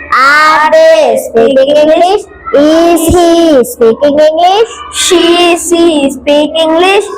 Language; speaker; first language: English; non-native, learner; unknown